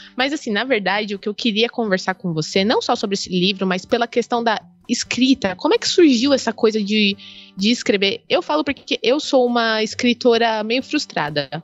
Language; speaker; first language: Portuguese; native; Portuguese